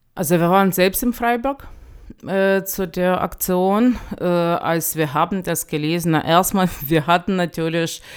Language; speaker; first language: German; non-native, fluent; Ukrainian